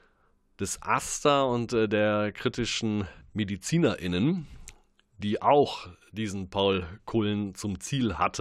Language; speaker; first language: German; native; German